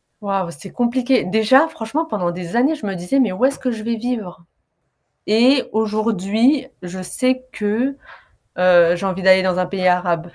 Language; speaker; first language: French; early bilingual, other home language; Arabic